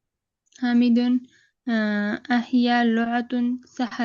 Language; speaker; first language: Arabic; non-native, learner; Urdu